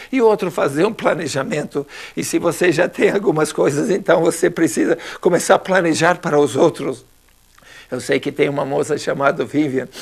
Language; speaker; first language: Portuguese; non-native, fluent; English